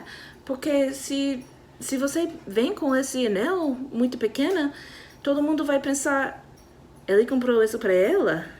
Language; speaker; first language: Portuguese; non-native, fluent; English